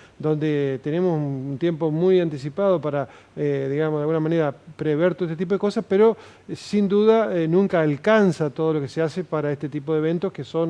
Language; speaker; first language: Spanish; native; Spanish